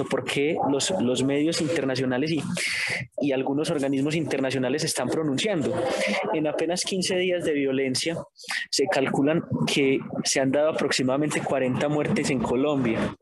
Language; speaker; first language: Spanish; native; Spanish